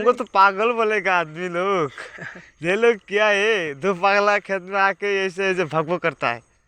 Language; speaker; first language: Hindi; non-native, local second language; Bangla